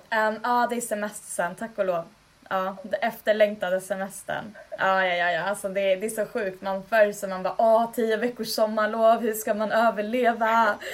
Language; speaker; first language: Swedish; early bilingual, other home language; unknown